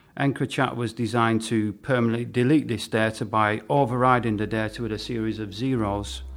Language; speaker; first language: English; native; English